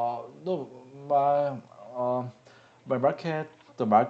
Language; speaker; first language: English; non-native, learner; Korean